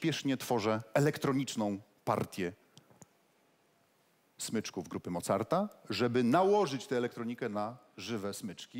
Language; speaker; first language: Polish; native; Polish